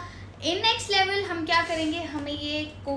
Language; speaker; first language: Hindi; native; Hindi